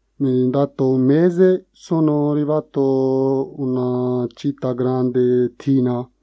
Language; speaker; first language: Italian; non-native, learner; Punjabi